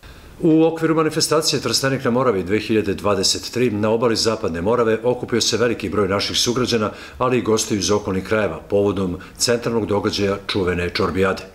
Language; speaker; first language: Serbian; native; Serbian